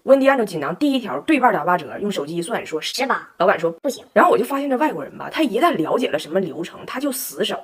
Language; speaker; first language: Chinese; native; Chinese